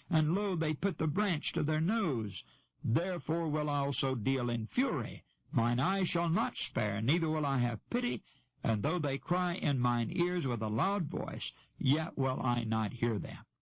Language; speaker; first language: English; native; English